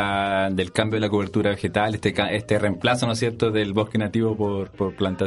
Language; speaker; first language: Spanish; native; Spanish